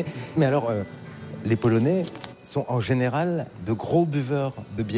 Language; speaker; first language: French; native; French